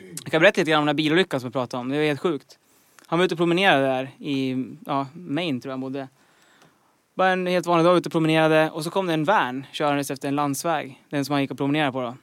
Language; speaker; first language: Swedish; native; Swedish